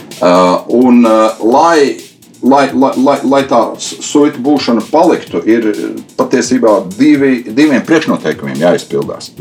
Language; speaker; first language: Latvian; native; Latvian